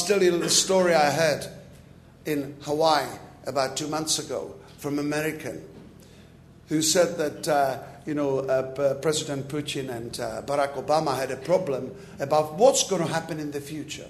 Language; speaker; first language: English; non-native, fluent; Czech